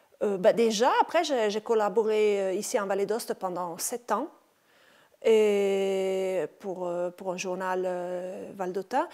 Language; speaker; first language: French; non-native, local second language; Italian